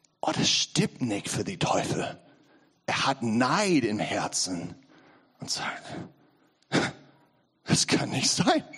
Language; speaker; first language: German; non-native, learner; English